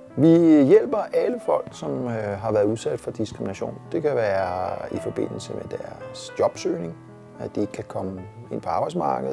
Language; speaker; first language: Danish; native; Danish